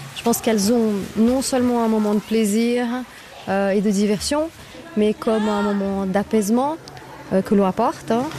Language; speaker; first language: French; non-native, fluent; Portuguese